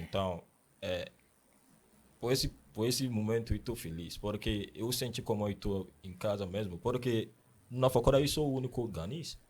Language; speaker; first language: Portuguese; non-native, learner; Akan